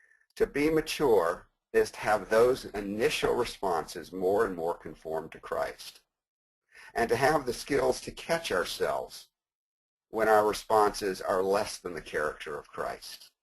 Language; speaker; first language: English; native; English